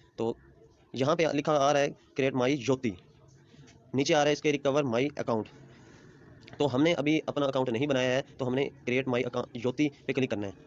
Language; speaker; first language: Urdu; non-native, local second language; Punjabi